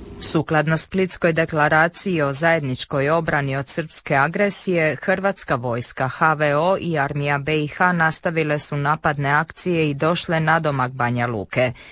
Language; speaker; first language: Croatian; native; Croatian